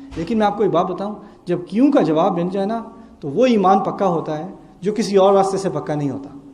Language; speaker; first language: Urdu; early bilingual, heritage; Urdu